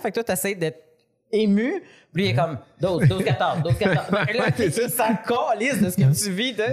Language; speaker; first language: French; native; French